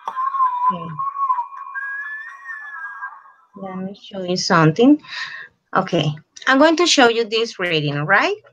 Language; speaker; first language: English; non-native, fluent; Spanish